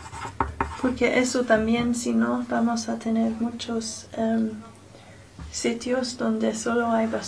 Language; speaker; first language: Spanish; non-native, learner; English